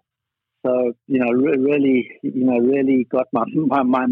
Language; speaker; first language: English; native; English